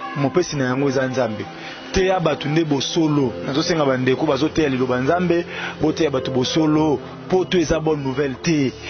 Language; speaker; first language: Lingala; native; Lingala